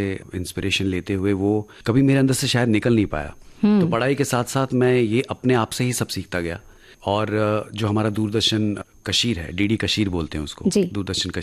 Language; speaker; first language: Hindi; native; Hindi